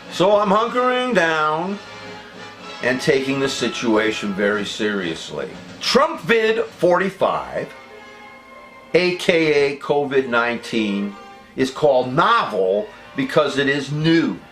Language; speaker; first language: English; native; English